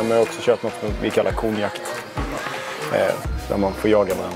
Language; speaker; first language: Swedish; native; Swedish